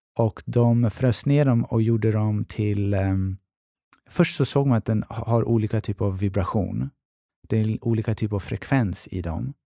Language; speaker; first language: Swedish; early bilingual, other home language; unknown